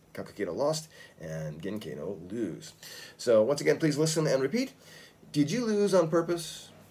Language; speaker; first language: English; native; English